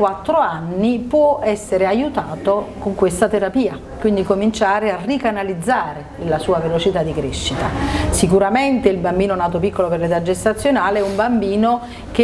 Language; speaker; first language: Italian; native; Italian